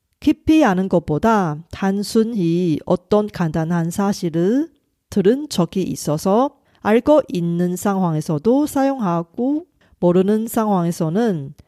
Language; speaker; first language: Korean; non-native, fluent; Chinese